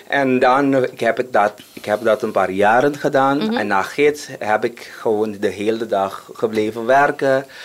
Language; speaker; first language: Dutch; non-native, local second language; Papiamento